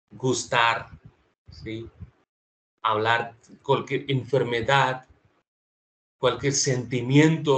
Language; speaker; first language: Spanish; non-native, fluent; Hindi